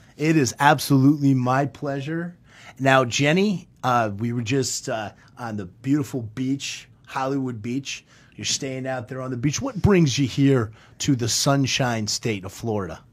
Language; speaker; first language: English; native; English